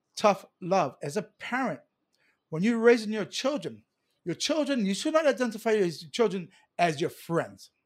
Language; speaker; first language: English; native; English